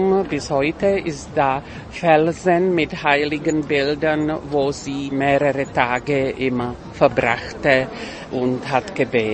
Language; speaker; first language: German; non-native, fluent; Czech